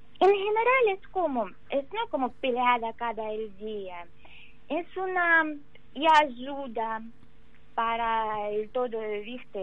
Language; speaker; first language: Spanish; non-native, learner; Ukrainian